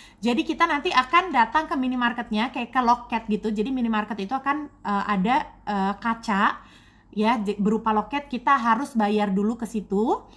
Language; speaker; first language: Indonesian; native; Indonesian